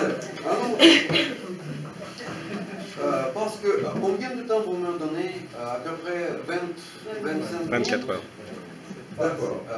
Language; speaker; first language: French; non-native, fluent; Russian